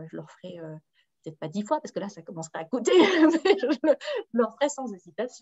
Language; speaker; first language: French; native; French